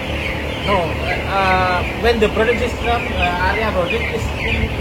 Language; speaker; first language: English; non-native, learner; Indonesian